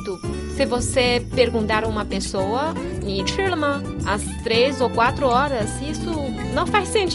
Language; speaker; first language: Portuguese; non-native, fluent; Chinese